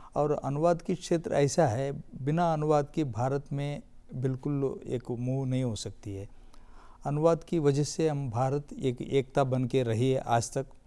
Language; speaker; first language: Hindi; non-native, local second language; Telugu